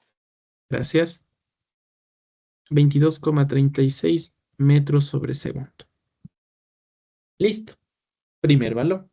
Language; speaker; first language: Spanish; native; Spanish